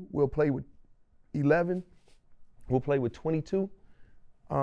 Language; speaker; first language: English; native; English